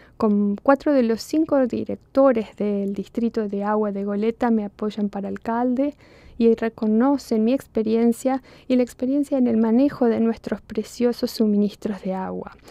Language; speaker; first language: Spanish; early bilingual, heritage; Spanish